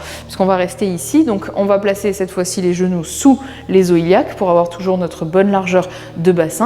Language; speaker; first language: French; native; French